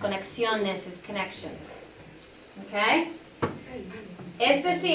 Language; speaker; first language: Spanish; non-native, fluent; English